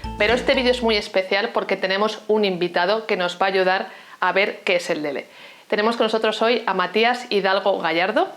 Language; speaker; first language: Spanish; native; Spanish